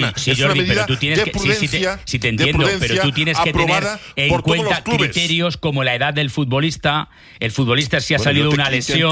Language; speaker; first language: Spanish; native; Spanish